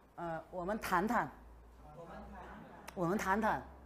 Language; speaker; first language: Chinese; non-native, fluent; Korean